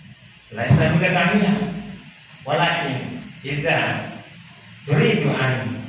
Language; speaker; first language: Arabic; non-native, fluent; Indonesian